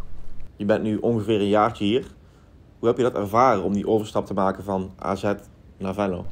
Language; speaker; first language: Dutch; native; Dutch